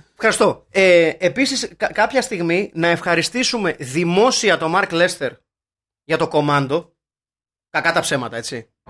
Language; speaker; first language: Greek; native; Greek